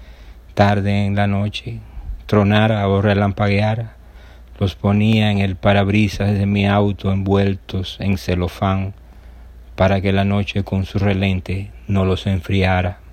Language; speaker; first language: Spanish; native; Spanish